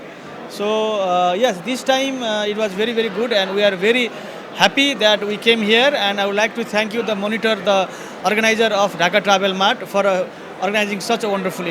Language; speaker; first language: English; non-native, fluent; Nepali